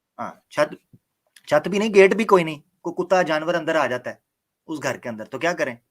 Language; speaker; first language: Urdu; non-native, local second language; Punjabi